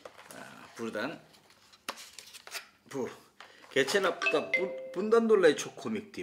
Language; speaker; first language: Turkish; non-native, fluent; Korean